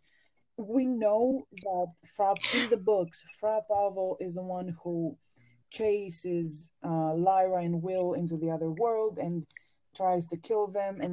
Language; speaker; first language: English; non-native, fluent; Greek